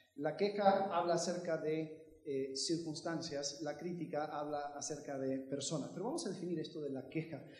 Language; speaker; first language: Spanish; early bilingual, heritage; Spanish